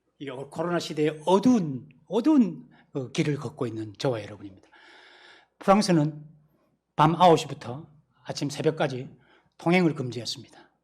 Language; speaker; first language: Korean; native; Korean